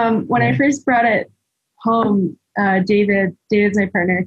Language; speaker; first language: English; native; English